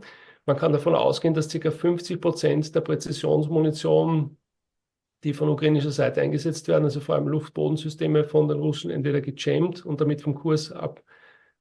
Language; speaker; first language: German; native; German